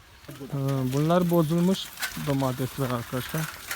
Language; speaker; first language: Turkish; non-native, fluent; Malayalam